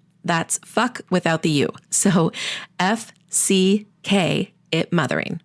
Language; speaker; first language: English; native; English